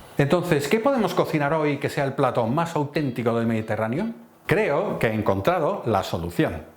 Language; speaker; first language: Spanish; non-native, fluent; Dutch